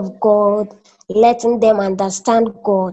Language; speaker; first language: English; non-native, local second language; Akan